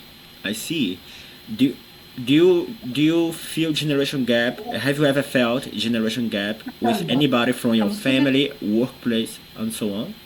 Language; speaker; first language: English; non-native, fluent; Portuguese